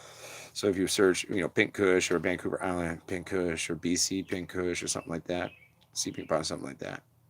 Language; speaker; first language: English; native; English